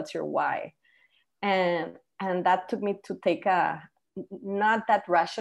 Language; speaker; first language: English; non-native, fluent; Spanish